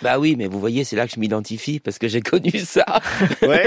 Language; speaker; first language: French; native; French